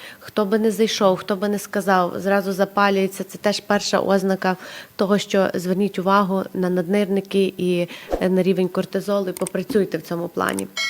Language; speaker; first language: Ukrainian; native; Ukrainian